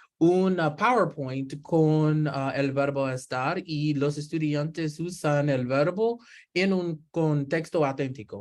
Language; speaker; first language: Spanish; non-native, learner; English